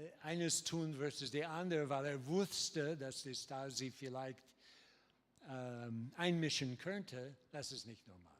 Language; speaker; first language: German; non-native, learner; English